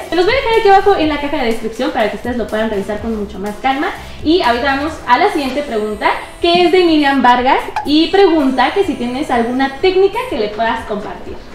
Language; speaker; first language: Spanish; native; Spanish